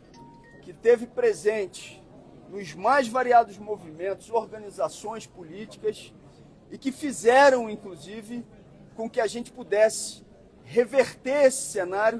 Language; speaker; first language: Portuguese; native; Portuguese